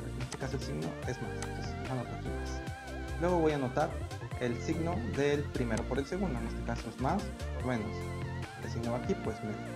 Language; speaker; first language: Spanish; native; Spanish